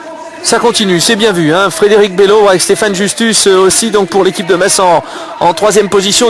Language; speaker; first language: French; native; French